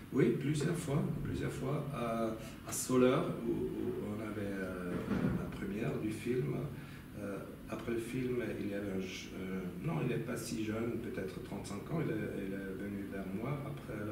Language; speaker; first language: French; non-native, local second language; German